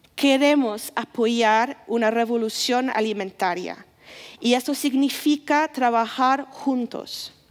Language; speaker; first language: Spanish; non-native, fluent; English